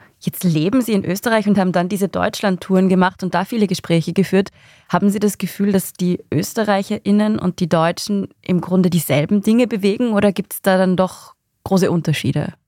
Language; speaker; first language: German; native; German